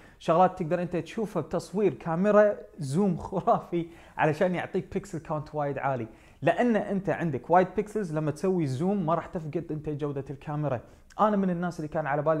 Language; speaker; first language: Arabic; native; Arabic